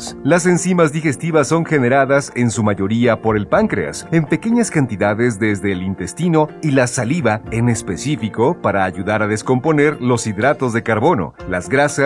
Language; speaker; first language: Spanish; native; Spanish